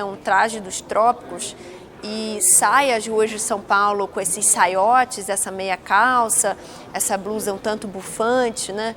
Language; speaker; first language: Portuguese; native; Portuguese